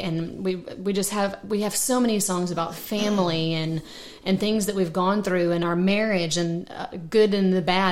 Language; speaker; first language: English; native; English